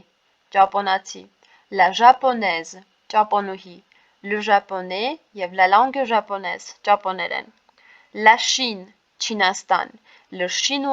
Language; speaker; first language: French; non-native, fluent; Armenian